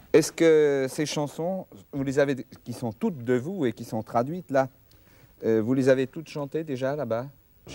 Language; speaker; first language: French; native; French